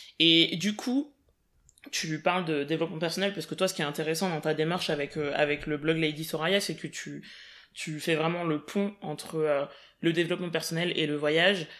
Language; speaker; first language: French; native; French